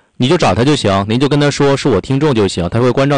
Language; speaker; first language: Chinese; native; Chinese